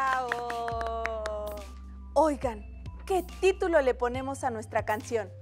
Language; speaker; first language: Spanish; native; Spanish